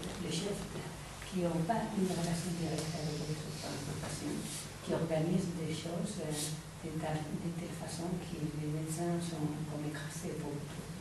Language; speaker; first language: French; non-native, fluent; Spanish